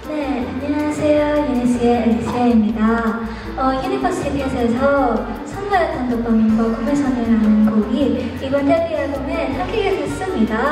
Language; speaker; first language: Korean; non-native, learner; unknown